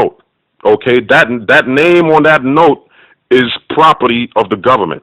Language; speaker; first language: English; native; English